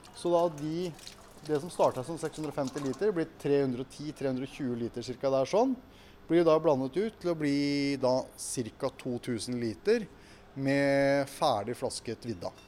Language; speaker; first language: Norwegian; native; Norwegian